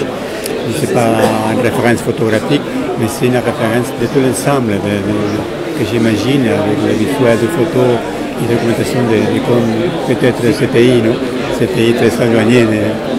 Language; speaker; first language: French; non-native, fluent; Spanish